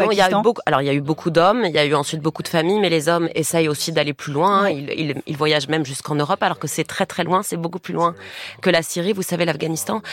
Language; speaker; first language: French; native; French